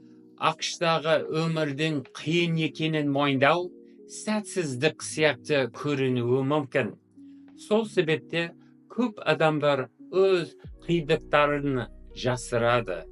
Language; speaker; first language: Kazakh; non-native, fluent; English